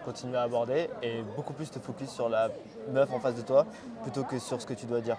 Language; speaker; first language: French; native; French